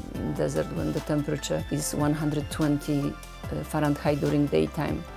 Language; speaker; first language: English; non-native, fluent; Polish